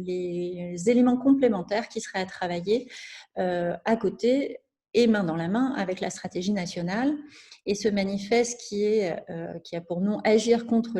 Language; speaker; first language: French; native; French